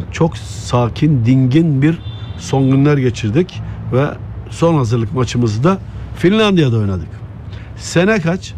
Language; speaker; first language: Turkish; native; Turkish